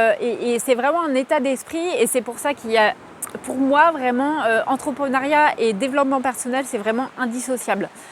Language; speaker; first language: French; native; French